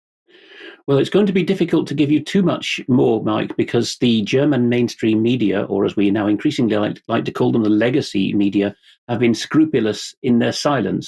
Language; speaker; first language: English; non-native, fluent; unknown